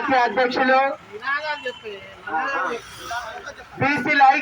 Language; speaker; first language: Telugu; native; Telugu